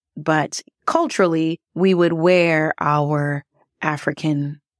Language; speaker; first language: English; early bilingual, other home language; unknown